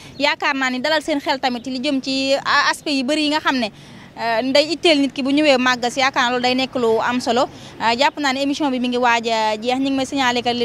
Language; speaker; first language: Wolof; native; Wolof